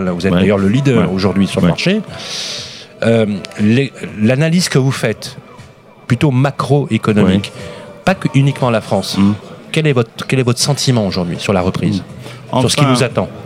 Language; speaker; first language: French; native; French